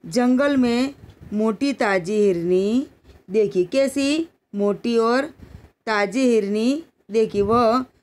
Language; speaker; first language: Hindi; non-native, local second language; Gujarati